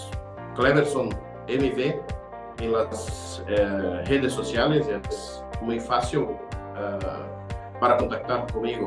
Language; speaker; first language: Spanish; non-native, fluent; Portuguese